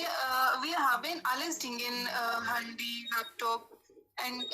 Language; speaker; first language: German; non-native, learner; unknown